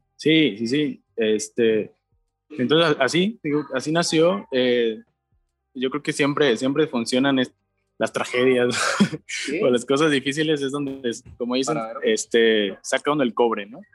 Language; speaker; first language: Spanish; native; Spanish